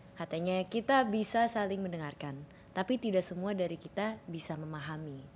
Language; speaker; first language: Indonesian; native; Indonesian